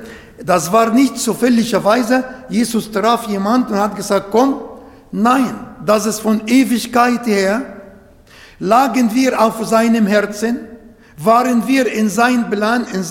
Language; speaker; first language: German; non-native, fluent; Arabic